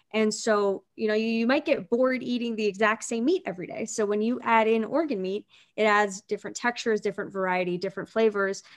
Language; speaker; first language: English; native; English